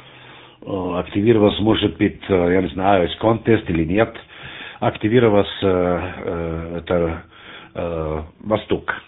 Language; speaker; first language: Russian; non-native, learner; German